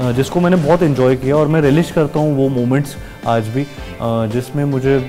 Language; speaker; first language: Hindi; native; Hindi